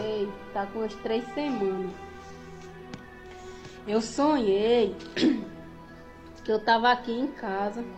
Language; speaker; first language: Portuguese; native; Portuguese